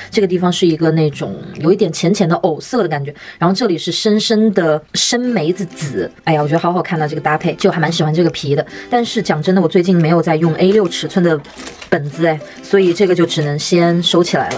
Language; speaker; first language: Chinese; native; Chinese